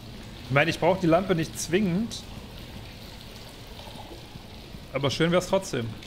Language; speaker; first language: German; native; German